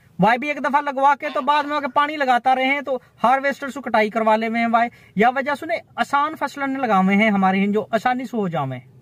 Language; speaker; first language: Hindi; native; Hindi